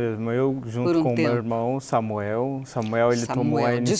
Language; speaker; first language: Portuguese; native; Portuguese